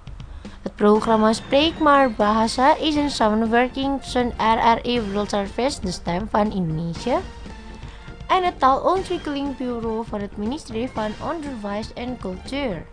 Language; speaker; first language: Dutch; non-native, learner; Indonesian